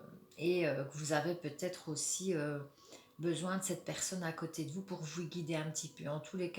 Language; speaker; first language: French; native; French